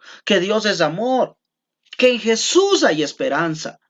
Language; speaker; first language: Spanish; native; Spanish